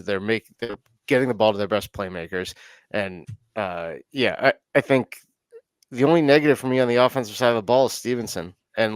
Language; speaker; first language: English; native; English